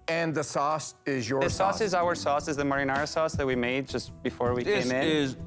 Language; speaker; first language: English; non-native, fluent; Italian